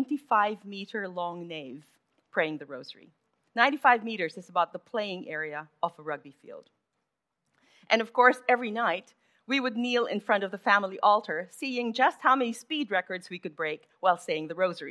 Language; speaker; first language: English; non-native, local second language; Filipino